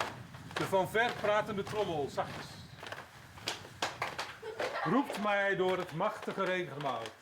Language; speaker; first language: Dutch; non-native, local second language; Papiamento